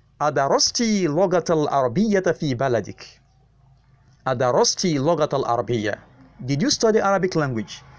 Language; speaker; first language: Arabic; non-native, fluent; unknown